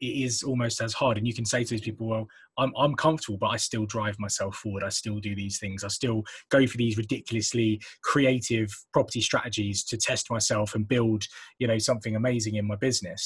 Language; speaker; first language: English; native; English